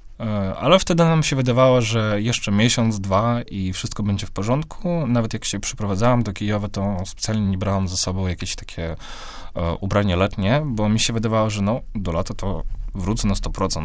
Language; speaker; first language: Polish; non-native, fluent; Russian